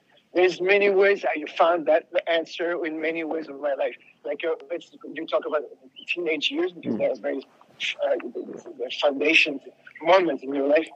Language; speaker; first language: English; non-native, fluent; French